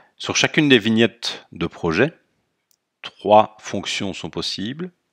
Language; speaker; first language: French; native; French